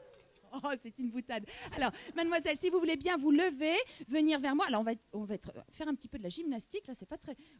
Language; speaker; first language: French; native; French